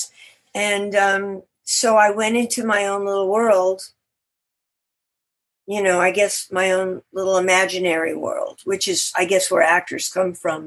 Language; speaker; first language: English; native; English